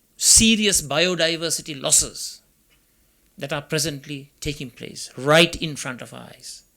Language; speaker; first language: English; non-native, local second language; Sinhala